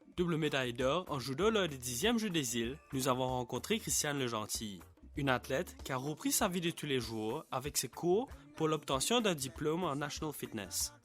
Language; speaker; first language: French; non-native, local second language; Morisyen